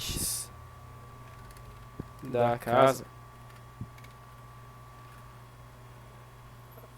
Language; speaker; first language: Portuguese; non-native, fluent; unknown